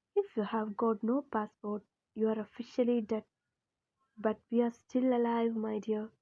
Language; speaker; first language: English; non-native, local second language; Malayalam